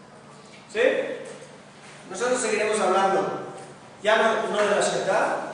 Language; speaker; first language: Spanish; non-native, fluent; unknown